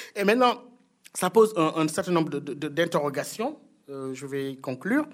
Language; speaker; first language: French; non-native, local second language; Wolof